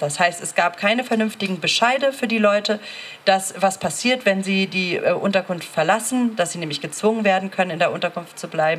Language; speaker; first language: German; native; German